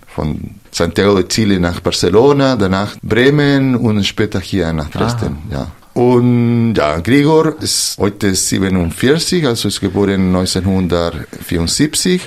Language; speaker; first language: German; non-native, fluent; Spanish